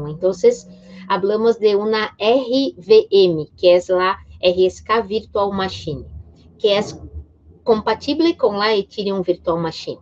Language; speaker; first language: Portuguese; non-native, fluent; Spanish